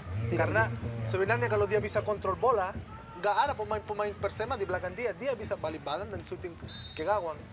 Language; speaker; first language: Indonesian; non-native, fluent; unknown